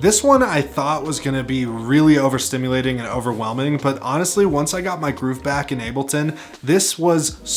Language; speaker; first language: English; native; English